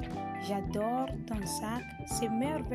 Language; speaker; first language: French; non-native, learner; English